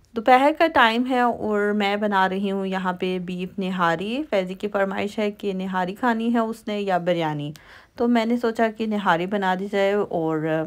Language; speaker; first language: Urdu; native; Urdu